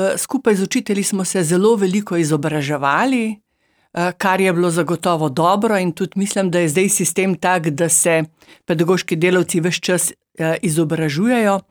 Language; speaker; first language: Slovenian; native; Slovenian